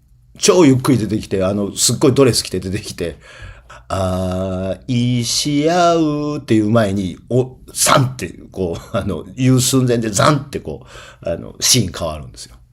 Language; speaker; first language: Japanese; native; Japanese